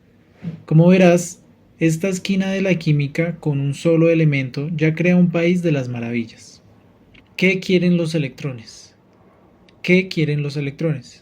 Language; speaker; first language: Spanish; native; Spanish